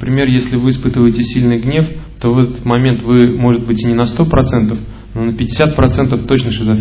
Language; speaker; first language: Russian; native; Russian